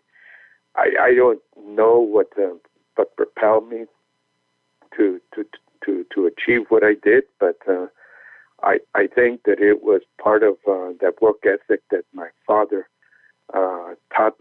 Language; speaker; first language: English; early bilingual, other home language; Spanish